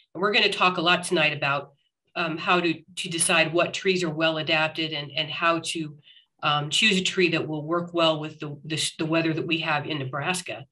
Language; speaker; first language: English; native; English